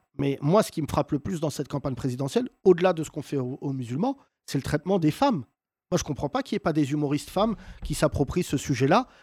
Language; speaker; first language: French; native; French